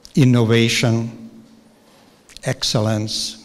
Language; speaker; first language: English; non-native, fluent; Hungarian